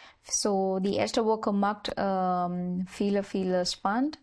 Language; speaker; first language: German; non-native, learner; Marathi